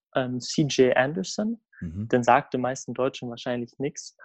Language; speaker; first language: German; early bilingual, other home language; Swedish